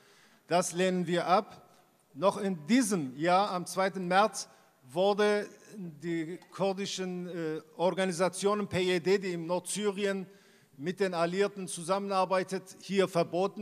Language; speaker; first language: German; early bilingual, other home language; Kurdish